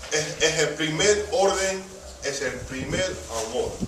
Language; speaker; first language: Spanish; early bilingual, heritage; Spanish